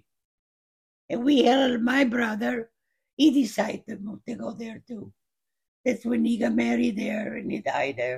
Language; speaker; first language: English; non-native, fluent; Italian